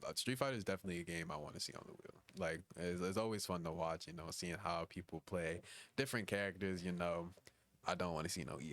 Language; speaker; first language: English; native; English